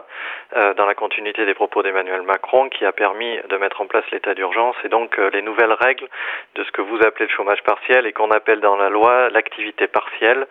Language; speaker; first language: French; native; French